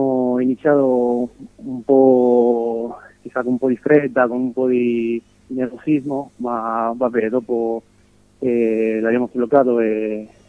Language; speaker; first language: Italian; non-native, fluent; Spanish